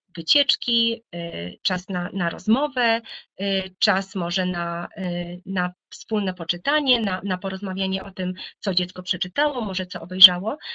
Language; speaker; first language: Polish; native; Polish